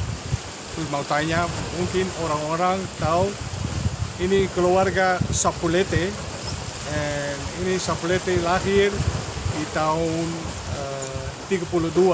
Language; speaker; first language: Indonesian; non-native, learner; Dutch